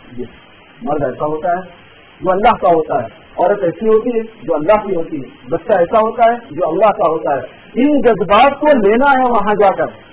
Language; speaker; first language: Urdu; native; Urdu